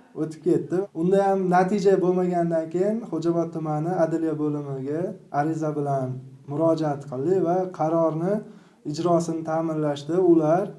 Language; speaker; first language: Uzbek; native; Uzbek